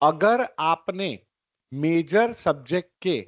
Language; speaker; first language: Hindi; non-native, local second language; Gujarati